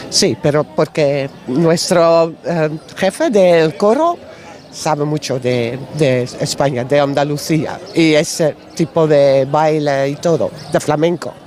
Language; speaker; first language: Spanish; non-native, learner; Dutch